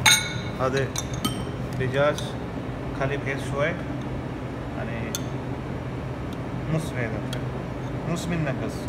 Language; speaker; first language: Arabic; non-native, learner; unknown